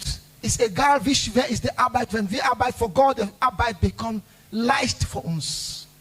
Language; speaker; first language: German; non-native, learner; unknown